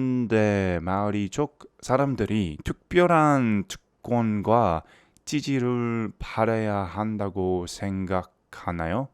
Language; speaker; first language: Korean; non-native, fluent; English